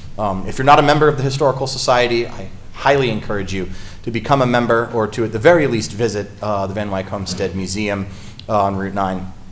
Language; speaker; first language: English; native; English